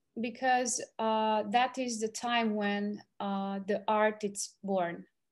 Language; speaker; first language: English; non-native, fluent; Romanian